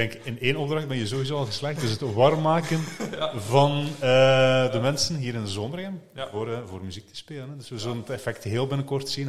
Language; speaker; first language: Dutch; native; Dutch